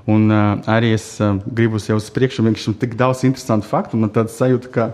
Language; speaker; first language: Latvian; non-native, local second language; Russian